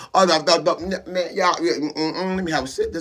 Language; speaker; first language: English; native; English